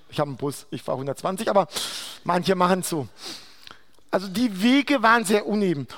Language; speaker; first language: German; non-native, fluent; Aramaic